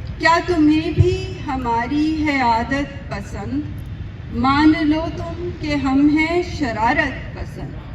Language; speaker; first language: Urdu; non-native, local second language; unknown